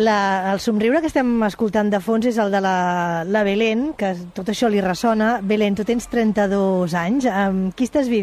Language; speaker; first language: Catalan; native; Catalan